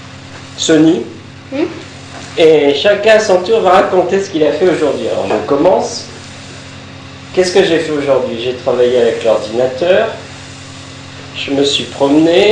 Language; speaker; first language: French; native; French